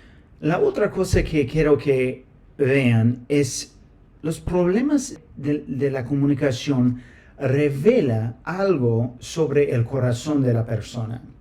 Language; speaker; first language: Spanish; non-native, fluent; English